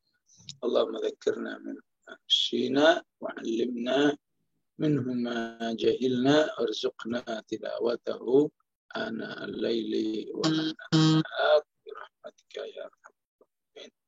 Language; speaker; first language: Arabic; non-native, fluent; Indonesian